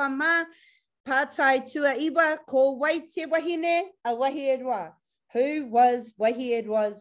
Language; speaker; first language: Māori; non-native, local second language; English